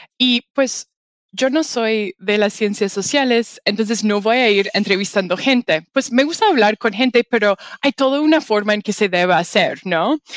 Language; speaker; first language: Spanish; non-native, fluent; English